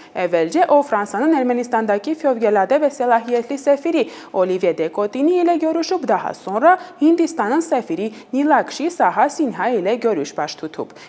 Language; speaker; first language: Azerbaijani; non-native, fluent; Armenian